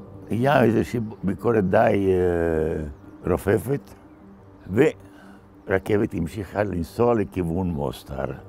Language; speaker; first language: Hebrew; non-native, fluent; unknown